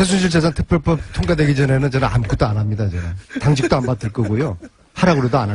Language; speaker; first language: Korean; native; Korean